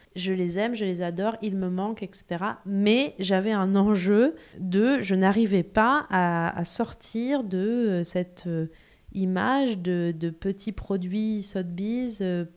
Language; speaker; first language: French; native; French